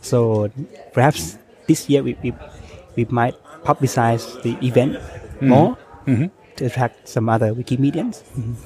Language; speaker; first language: English; non-native, fluent; Thai